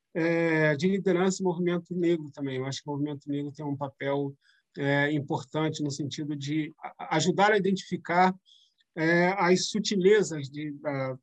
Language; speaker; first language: Portuguese; native; Portuguese